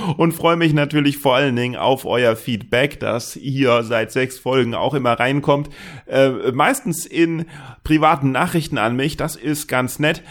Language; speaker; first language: German; native; German